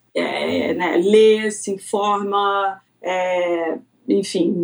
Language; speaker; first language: Portuguese; native; Portuguese